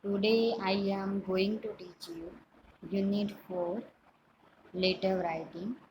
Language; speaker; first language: English; non-native, local second language; Gujarati